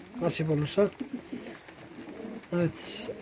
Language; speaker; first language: Turkish; native; Turkish